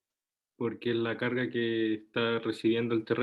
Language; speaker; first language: Spanish; native; Spanish